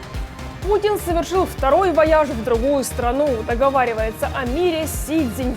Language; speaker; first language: Russian; native; Russian